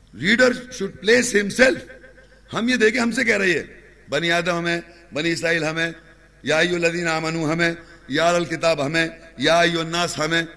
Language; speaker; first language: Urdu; native; Urdu